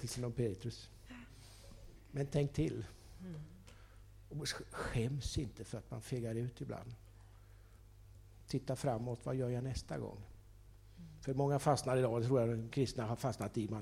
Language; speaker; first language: Swedish; native; Swedish